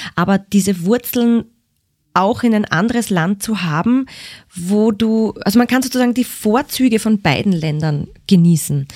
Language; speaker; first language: German; native; German